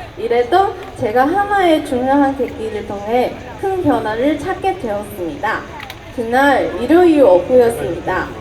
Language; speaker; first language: Korean; non-native, fluent; Chinese